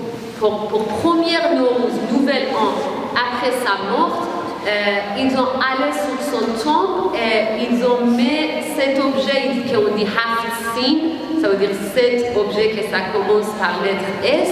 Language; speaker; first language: French; non-native, learner; Persian